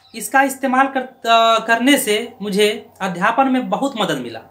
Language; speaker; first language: Hindi; native; Hindi